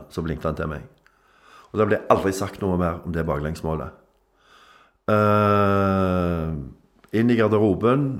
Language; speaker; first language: Norwegian; native; Norwegian